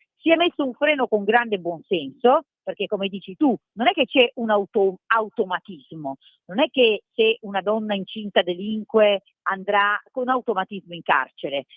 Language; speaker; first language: Italian; native; Italian